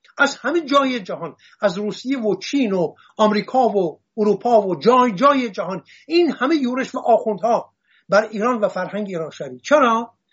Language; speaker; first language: Persian; non-native, local second language; Assyrian Neo-Aramaic